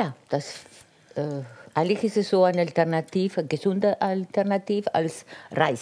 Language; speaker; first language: German; non-native, fluent; Italian